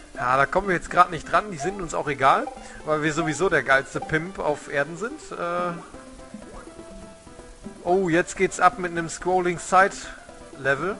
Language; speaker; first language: German; native; German